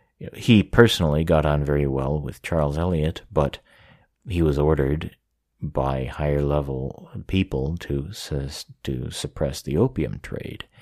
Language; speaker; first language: English; native; English